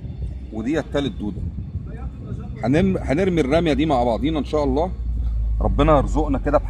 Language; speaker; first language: Arabic; native; Arabic